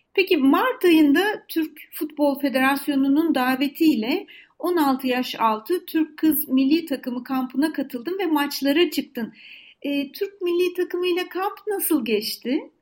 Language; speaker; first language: Turkish; native; Turkish